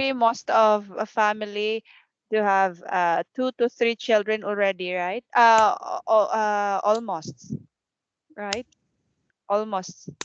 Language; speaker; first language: English; non-native, fluent; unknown